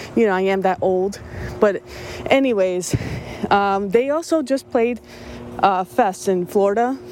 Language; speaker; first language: English; early bilingual, other home language; Spanish